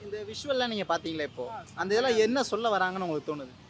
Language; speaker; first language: Tamil; native; Tamil